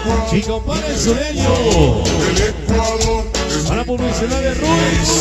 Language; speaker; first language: Spanish; native; Spanish